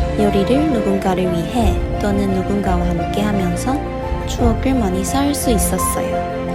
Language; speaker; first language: Korean; non-native, fluent; Chinese